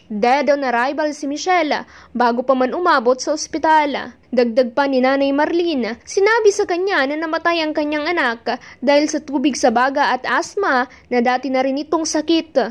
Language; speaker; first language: Filipino; native; Filipino